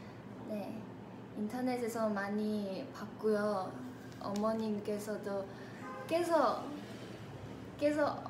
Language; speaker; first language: Korean; non-native, fluent; Chinese